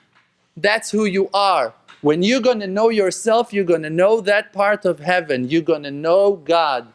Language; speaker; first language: English; non-native, fluent; Hebrew